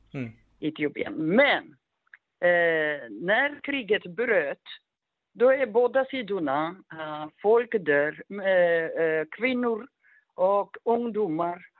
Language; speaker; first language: Swedish; non-native, fluent; Amharic